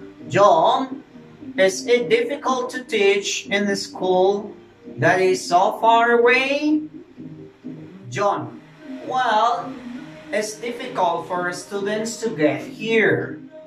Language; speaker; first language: English; non-native, fluent; Spanish